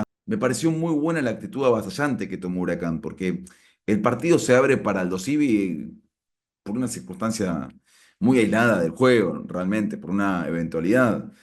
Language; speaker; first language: Spanish; native; Spanish